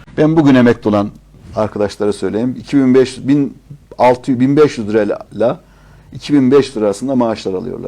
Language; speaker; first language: Turkish; native; Turkish